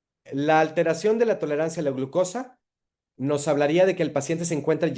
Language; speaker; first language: Spanish; native; Spanish